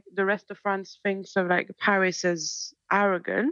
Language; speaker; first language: English; non-native, fluent; French